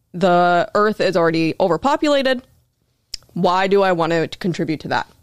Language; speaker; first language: English; native; English